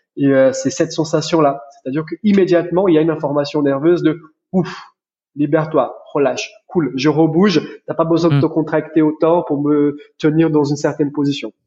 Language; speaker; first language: French; non-native, fluent; Portuguese